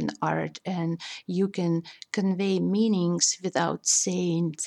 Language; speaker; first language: English; non-native, fluent; Russian